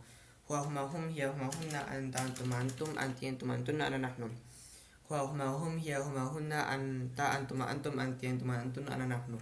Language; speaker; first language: Arabic; non-native, learner; Filipino